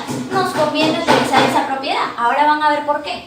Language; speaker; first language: Spanish; native; Spanish